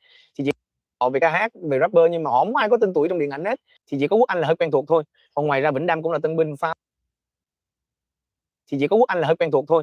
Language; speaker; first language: Vietnamese; native; Vietnamese